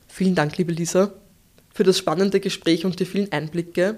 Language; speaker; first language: German; native; German